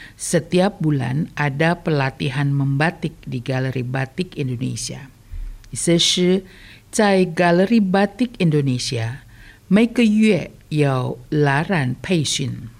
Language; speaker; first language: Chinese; early bilingual, heritage; Chinese